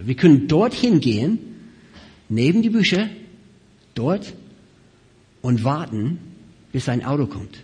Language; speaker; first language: German; non-native, fluent; English